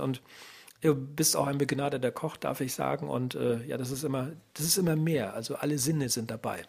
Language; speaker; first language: German; native; German